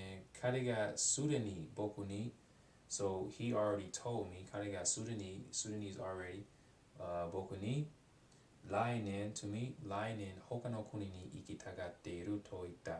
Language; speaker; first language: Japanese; non-native, learner; English